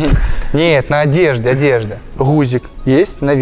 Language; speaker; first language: Russian; native; Russian